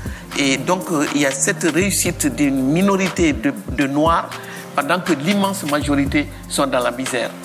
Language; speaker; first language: French; non-native, local second language; Bambara